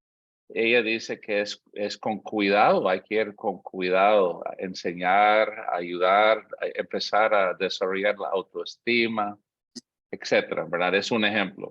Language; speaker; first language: Spanish; non-native, fluent; English